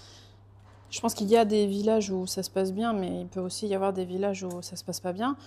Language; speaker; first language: French; native; French